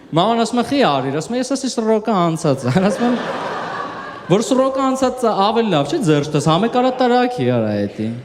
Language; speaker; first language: Armenian; early bilingual, heritage; Armenian